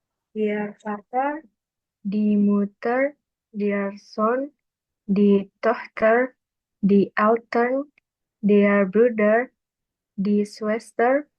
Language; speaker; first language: German; non-native, learner; Indonesian